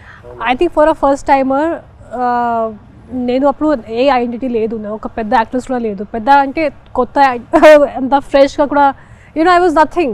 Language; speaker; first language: Telugu; non-native, learner; Hindi